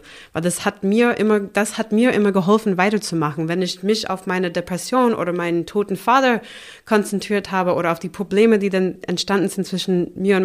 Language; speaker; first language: German; non-native, fluent; English